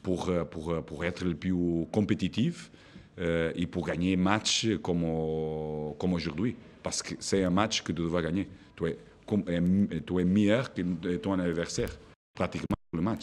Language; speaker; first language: French; non-native, fluent; Portuguese